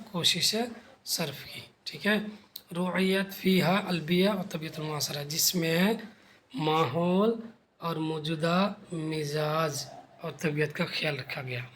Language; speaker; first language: Urdu; native; Urdu